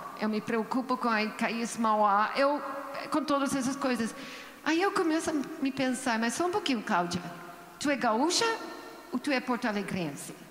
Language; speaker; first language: Portuguese; non-native, fluent; English